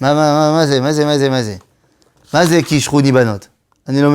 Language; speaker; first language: Hebrew; non-native, fluent; French